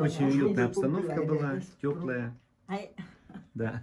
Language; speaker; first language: German; non-native, learner; Russian